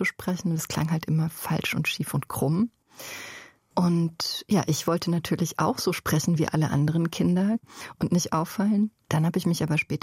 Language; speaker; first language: German; native; German